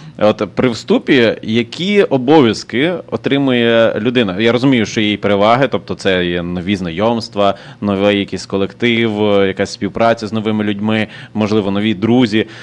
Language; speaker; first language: Ukrainian; native; Ukrainian